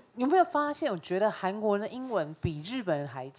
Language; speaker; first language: Chinese; native; Chinese